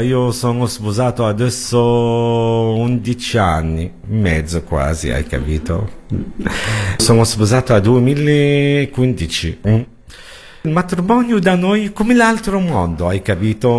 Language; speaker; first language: Italian; non-native, learner; Arabic